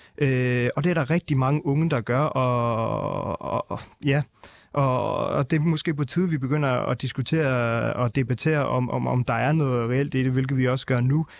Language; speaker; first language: Danish; early bilingual, other home language; Punjabi